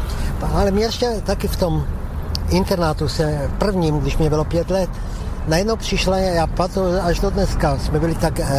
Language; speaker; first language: Czech; non-native, local second language; Slovak